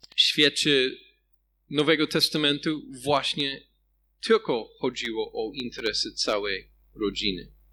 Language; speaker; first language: Polish; non-native, fluent; English